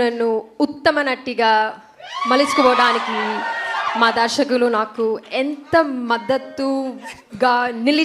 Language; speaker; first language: Telugu; non-native, learner; Malayalam